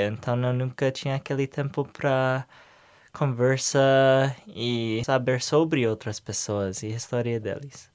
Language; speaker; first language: Portuguese; non-native, learner; English